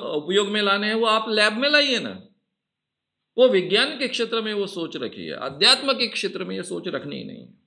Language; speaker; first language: Hindi; non-native, local second language; Marathi